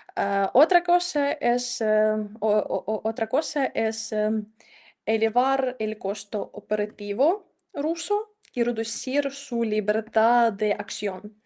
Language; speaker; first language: Spanish; non-native, fluent; Ukrainian